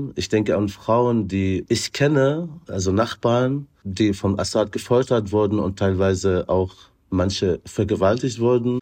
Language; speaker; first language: German; non-native, fluent; Arabic